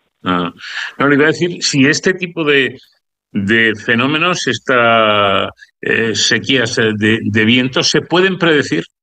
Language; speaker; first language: Spanish; native; Spanish